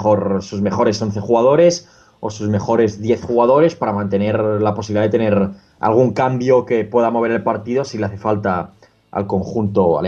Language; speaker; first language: Spanish; native; Spanish